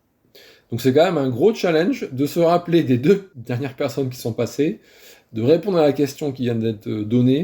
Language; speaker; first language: French; native; French